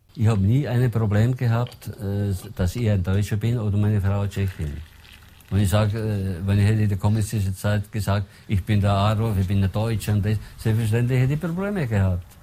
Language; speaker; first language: German; native; German